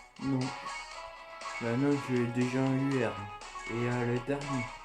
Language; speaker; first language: French; native; French